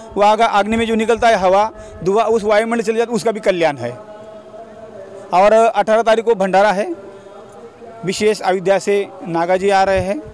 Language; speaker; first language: Hindi; non-native, local second language; Marathi